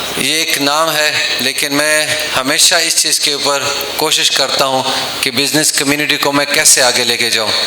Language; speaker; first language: Urdu; non-native, local second language; Pashto